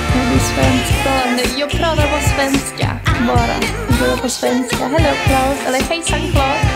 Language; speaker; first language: Swedish; non-native, learner; Czech